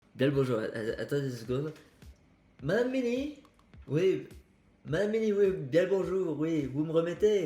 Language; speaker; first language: French; native; French